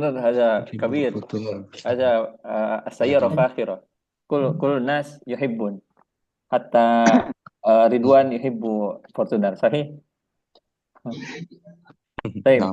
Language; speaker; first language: Arabic; non-native, fluent; Indonesian